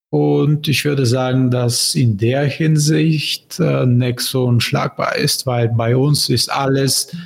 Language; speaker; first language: German; non-native, fluent; Bulgarian